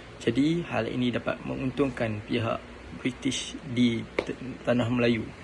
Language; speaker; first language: Malay; native; Malay